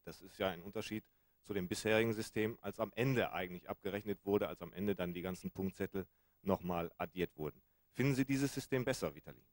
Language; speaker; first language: German; native; German